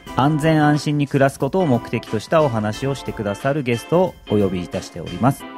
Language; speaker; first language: Japanese; native; Japanese